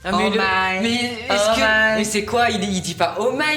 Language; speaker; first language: French; native; French